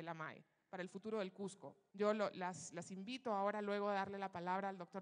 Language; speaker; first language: Spanish; native; Spanish